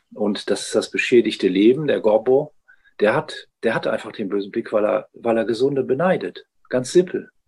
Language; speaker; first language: German; early bilingual, heritage; Greek